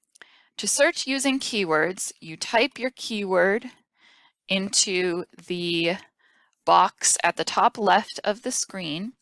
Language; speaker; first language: English; native; English